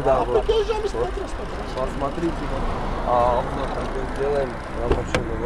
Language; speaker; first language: Russian; non-native, local second language; Armenian